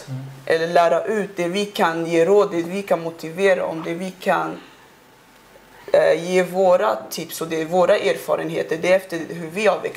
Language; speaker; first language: Swedish; early bilingual, other home language; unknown